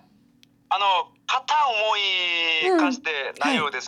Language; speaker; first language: Japanese; non-native, learner; Korean